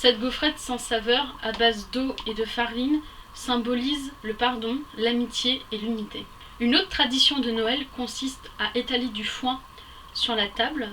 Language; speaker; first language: French; native; French